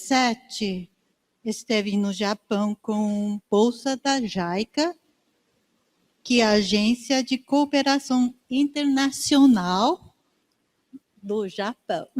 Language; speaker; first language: Portuguese; non-native, learner; Japanese